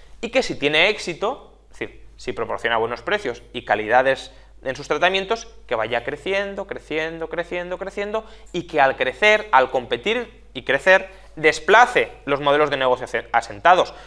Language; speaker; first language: Spanish; native; Spanish